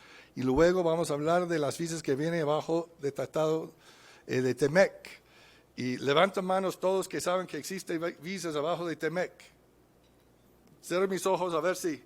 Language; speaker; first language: Spanish; non-native, fluent; English